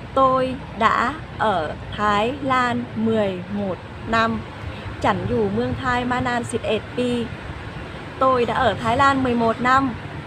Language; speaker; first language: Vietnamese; native; Vietnamese